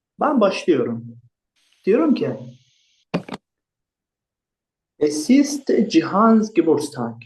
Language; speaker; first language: Turkish; non-native, fluent; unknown